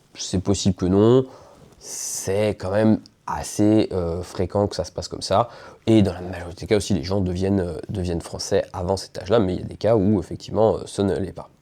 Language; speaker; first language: French; native; French